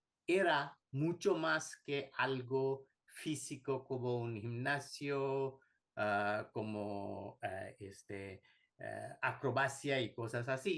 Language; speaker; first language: Spanish; non-native, fluent; Bangla